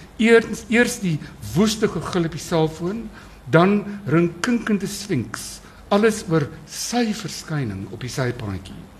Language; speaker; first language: Afrikaans; native; Afrikaans